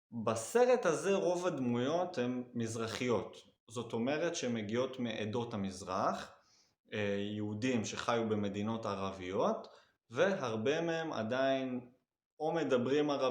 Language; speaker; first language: Hebrew; native; Hebrew